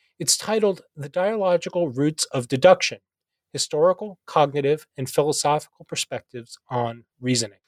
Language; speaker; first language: English; native; English